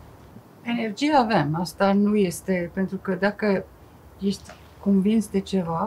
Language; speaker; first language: Romanian; non-native, fluent; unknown